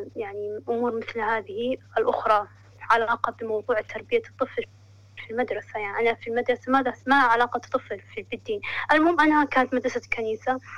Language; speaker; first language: Arabic; non-native, local second language; Somali